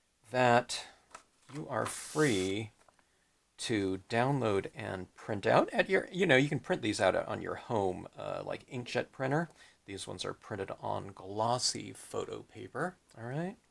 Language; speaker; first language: English; native; English